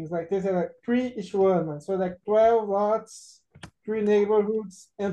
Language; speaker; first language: English; non-native, fluent; Portuguese